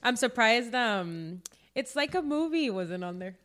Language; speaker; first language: English; early bilingual, other home language; Spanish